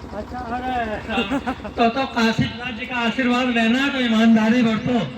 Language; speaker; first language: Hindi; native; Hindi